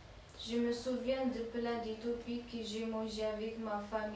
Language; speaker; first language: French; non-native, learner; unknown